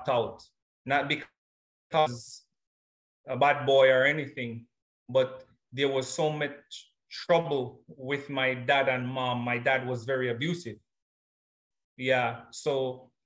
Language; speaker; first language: English; non-native, local second language; Jamaican Creole English